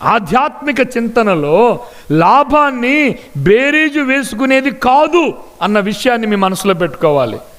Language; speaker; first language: Telugu; non-native, local second language; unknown